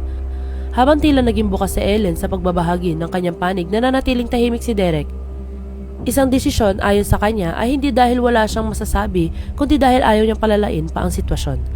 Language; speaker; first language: Filipino; native; Filipino